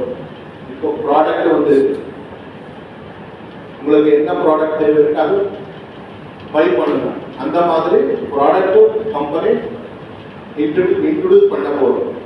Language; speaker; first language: Tamil; non-native, learner; Kannada